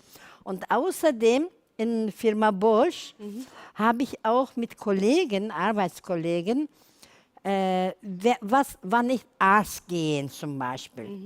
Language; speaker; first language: German; non-native, learner; Turkish